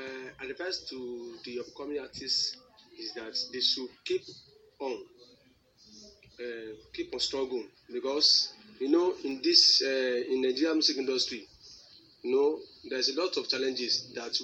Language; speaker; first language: English; non-native, local second language; Yoruba